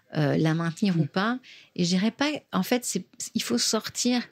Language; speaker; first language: French; native; French